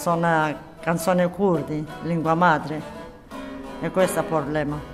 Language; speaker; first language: Italian; non-native, learner; Kurdish